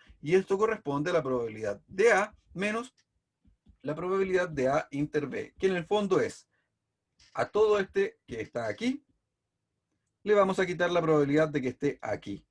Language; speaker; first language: Spanish; native; Spanish